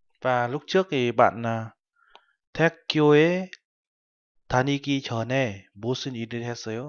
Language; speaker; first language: Korean; non-native, fluent; Vietnamese